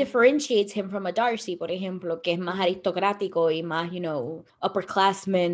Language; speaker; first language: Spanish; early bilingual, heritage; Spanish